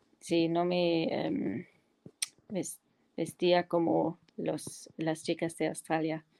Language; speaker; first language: Spanish; non-native, fluent; German